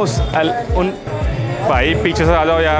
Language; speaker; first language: Spanish; non-native, fluent; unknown